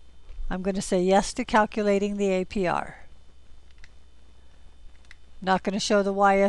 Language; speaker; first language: English; native; English